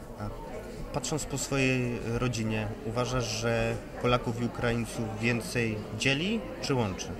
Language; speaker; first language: Polish; native; Polish